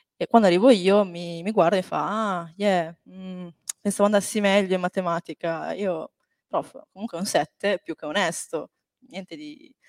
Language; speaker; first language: Italian; early bilingual, other home language; Chinese